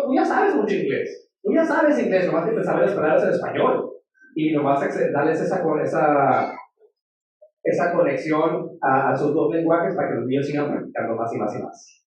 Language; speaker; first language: Spanish; native; Spanish